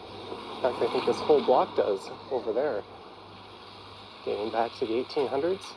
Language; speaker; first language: English; native; English